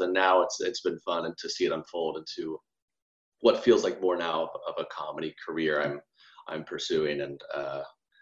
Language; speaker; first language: English; native; English